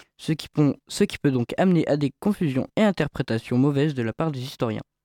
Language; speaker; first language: French; native; French